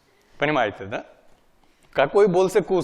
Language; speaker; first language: Russian; non-native, learner; Hindi